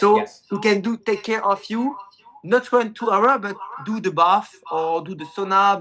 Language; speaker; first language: English; non-native, learner; French